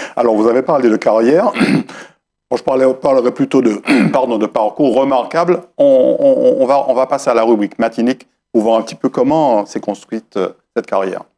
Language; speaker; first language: French; native; French